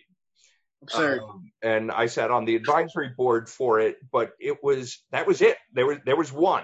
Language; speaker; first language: English; native; English